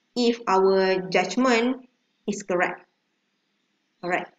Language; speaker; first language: English; non-native, local second language; Malay